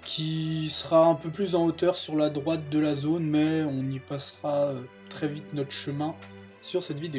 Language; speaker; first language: French; native; French